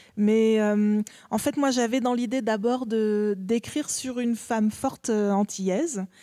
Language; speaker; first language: French; native; French